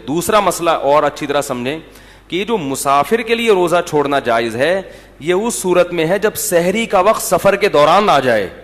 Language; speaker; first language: Urdu; native; Urdu